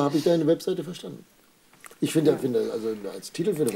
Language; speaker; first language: German; native; German